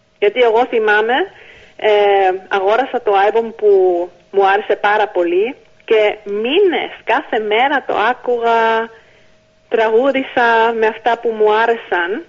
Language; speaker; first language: Greek; early bilingual, heritage; Greek